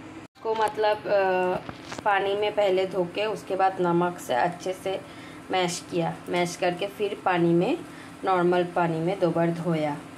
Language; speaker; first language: Hindi; non-native, local second language; Bangla